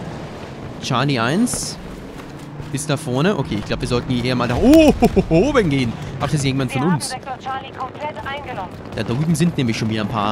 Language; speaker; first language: German; native; German